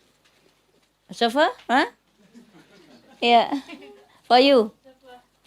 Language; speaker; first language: French; non-native, learner; Vietnamese